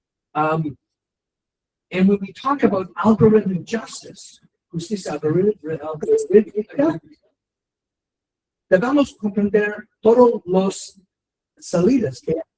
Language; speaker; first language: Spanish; non-native, learner; English